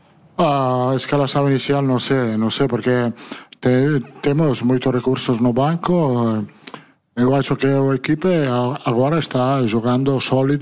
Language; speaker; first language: Portuguese; non-native, learner; Italian